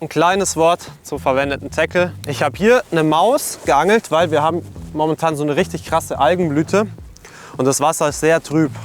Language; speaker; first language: German; native; German